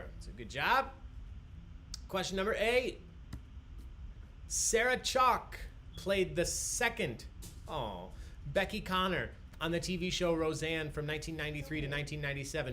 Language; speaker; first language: English; native; English